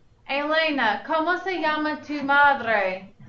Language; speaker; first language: Spanish; non-native, fluent; English